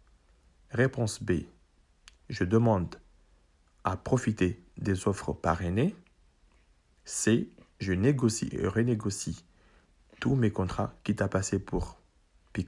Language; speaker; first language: French; native; French